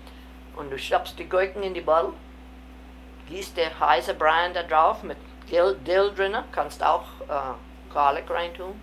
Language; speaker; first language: German; early bilingual, heritage; German